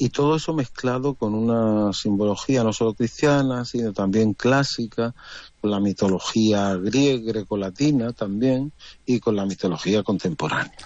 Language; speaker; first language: Spanish; native; Spanish